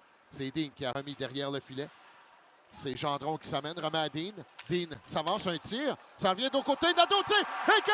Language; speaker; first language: French; native; French